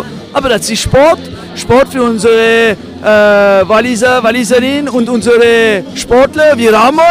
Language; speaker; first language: German; non-native, local second language; French